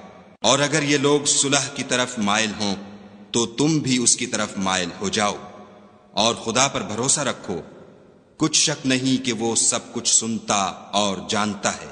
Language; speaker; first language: Urdu; native; Urdu